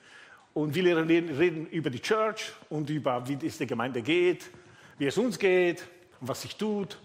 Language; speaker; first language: German; non-native, fluent; Italian